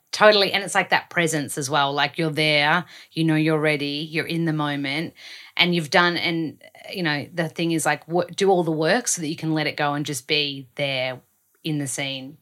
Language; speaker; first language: English; native; English